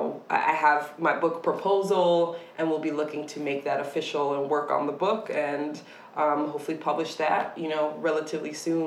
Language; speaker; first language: English; native; English